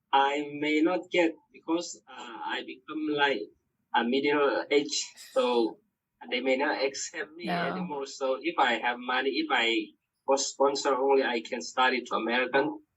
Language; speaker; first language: English; non-native, learner; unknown